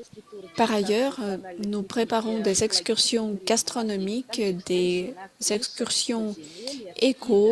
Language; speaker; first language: French; non-native, fluent; Russian